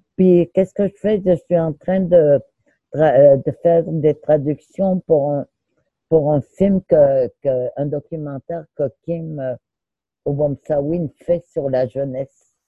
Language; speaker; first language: French; native; French